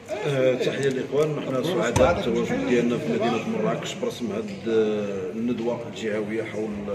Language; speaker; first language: Arabic; native; Arabic